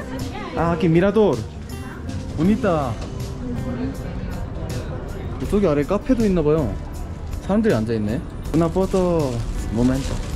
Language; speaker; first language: Spanish; non-native, learner; Korean